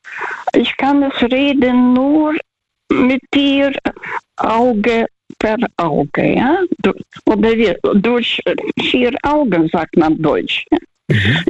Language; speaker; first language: German; non-native, learner; Russian